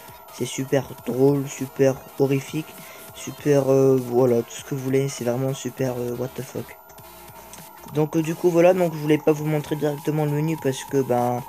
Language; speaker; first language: French; native; French